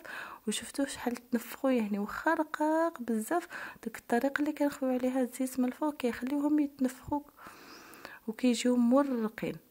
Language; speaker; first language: Arabic; native; Arabic